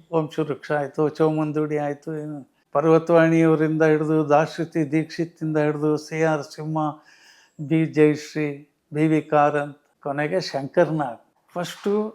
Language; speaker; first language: Kannada; native; Kannada